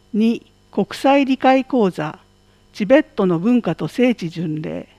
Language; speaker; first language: Japanese; native; Japanese